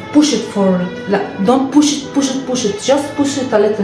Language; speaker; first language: English; non-native, learner; Arabic